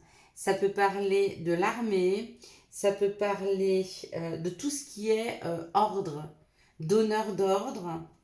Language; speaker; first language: French; native; French